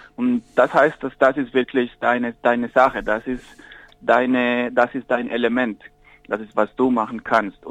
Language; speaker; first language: German; non-native, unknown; Spanish